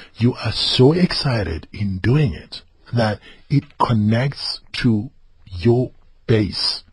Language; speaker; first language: English; non-native, local second language; Zulu